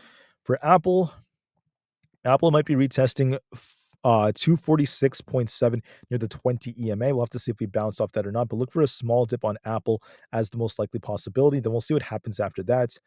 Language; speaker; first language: English; native; English